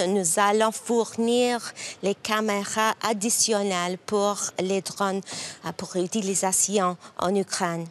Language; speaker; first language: French; non-native, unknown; English